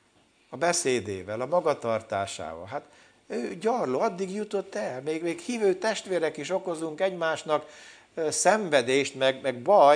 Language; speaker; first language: Hungarian; native; Hungarian